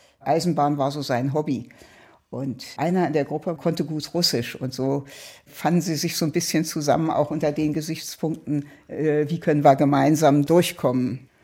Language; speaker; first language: German; native; German